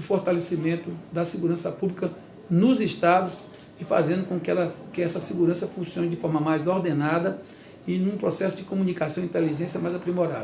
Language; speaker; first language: Portuguese; native; Portuguese